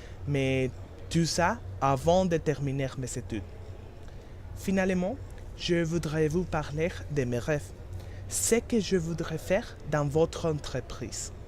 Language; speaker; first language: French; non-native, learner; Spanish